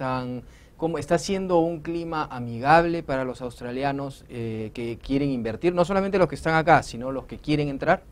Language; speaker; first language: Spanish; native; Spanish